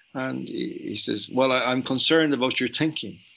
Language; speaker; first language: English; native; English